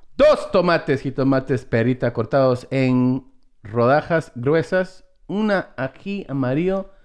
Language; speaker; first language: Spanish; early bilingual, heritage; Spanish